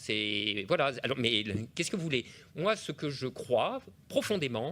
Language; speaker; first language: French; native; French